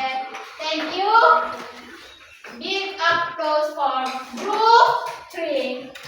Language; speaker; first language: English; non-native, learner; Indonesian